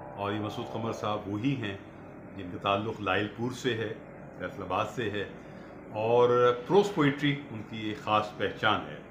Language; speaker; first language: Urdu; native; Urdu